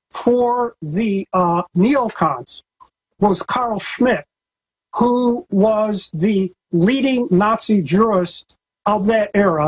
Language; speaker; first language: English; native; English